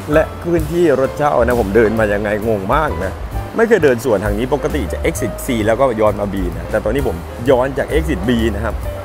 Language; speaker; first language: Thai; native; Thai